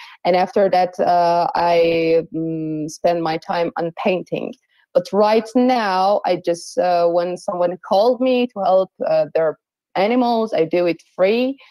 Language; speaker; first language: English; non-native, fluent; Persian